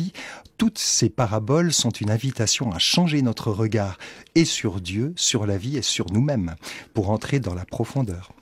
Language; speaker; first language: French; native; French